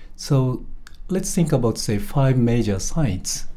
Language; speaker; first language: English; non-native, fluent; Japanese